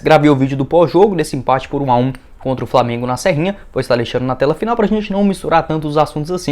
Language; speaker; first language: Portuguese; native; Portuguese